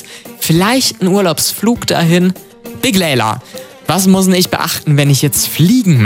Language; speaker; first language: German; native; German